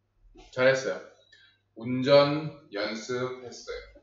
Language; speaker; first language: Korean; non-native, learner; Spanish